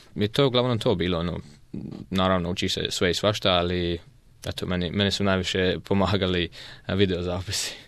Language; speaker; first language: Croatian; native; Croatian